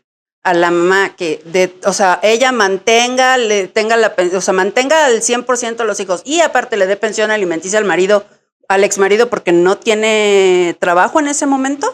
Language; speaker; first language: Spanish; native; Spanish